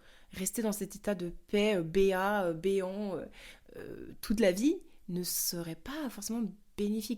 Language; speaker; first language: French; native; French